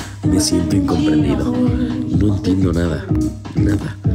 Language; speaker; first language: Spanish; native; Spanish